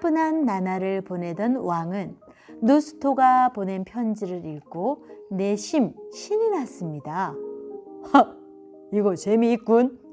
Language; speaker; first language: Korean; native; Korean